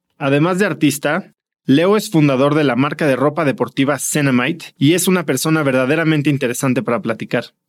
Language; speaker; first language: Spanish; native; Spanish